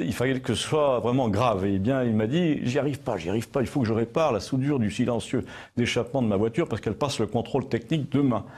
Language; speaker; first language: French; native; French